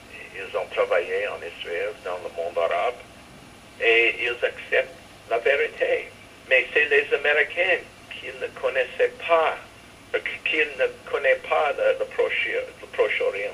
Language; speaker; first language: French; non-native, fluent; English